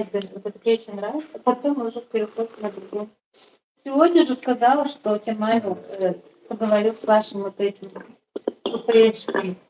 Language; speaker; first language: Russian; non-native, learner; Tajik